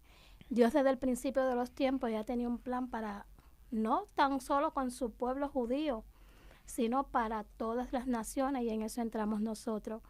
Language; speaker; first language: Spanish; native; Spanish